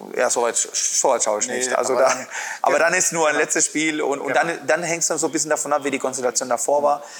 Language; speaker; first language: German; non-native, fluent; Spanish